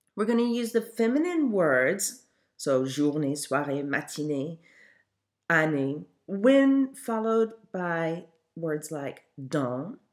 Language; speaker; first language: English; native; English